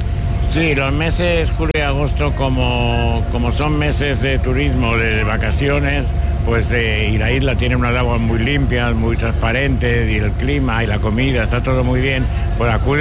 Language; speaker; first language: Spanish; native; Spanish